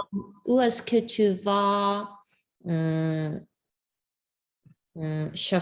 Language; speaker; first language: French; non-native, learner; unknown